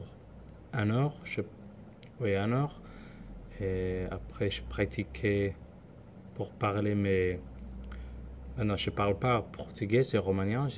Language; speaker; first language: French; non-native, learner; Somali